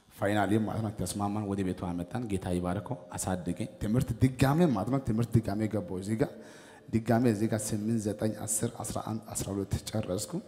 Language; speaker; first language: Amharic; non-native, local second language; Wolaytta